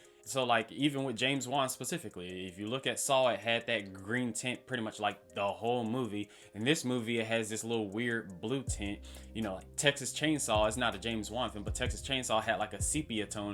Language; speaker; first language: English; native; English